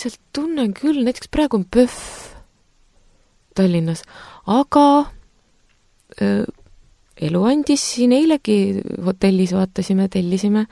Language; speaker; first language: Estonian; native; Estonian